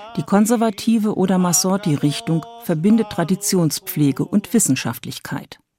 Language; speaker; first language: German; native; German